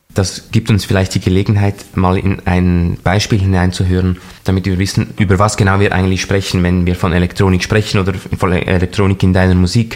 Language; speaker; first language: German; native; German